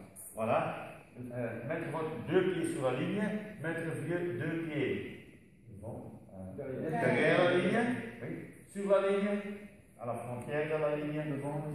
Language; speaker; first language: French; non-native, learner; Dutch